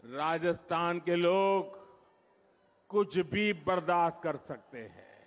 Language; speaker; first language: Hindi; non-native, local second language; Gujarati